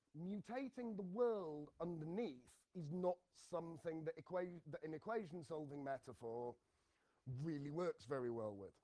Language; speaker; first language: English; native; English